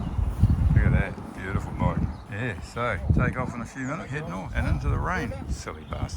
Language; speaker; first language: English; native; English